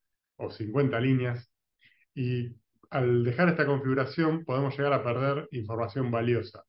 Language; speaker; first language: Spanish; native; Spanish